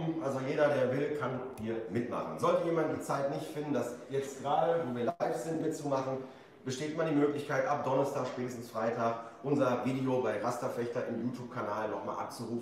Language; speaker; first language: German; native; German